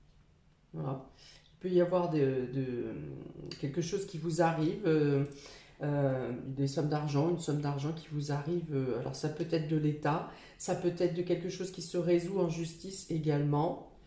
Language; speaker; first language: French; native; French